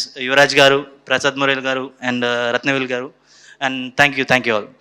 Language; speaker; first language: Telugu; non-native, local second language; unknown